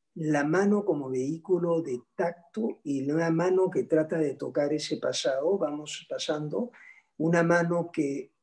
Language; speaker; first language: Spanish; native; Spanish